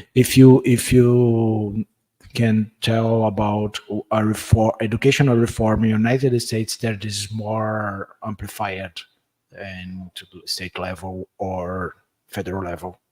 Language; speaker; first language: English; non-native, learner; Portuguese